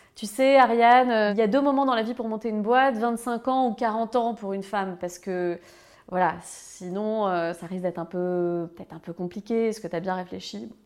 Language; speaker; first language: French; native; French